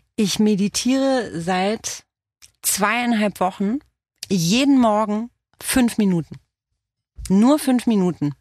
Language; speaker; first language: German; early bilingual, other home language; Romanian